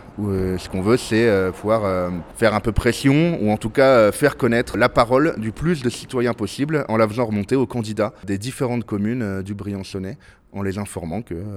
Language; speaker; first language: French; native; French